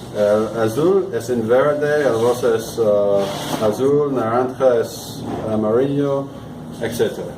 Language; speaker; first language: Spanish; non-native, learner; English